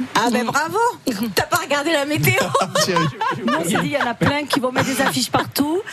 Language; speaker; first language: French; native; French